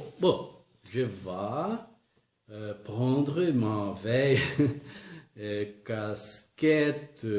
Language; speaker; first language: French; non-native, learner; Portuguese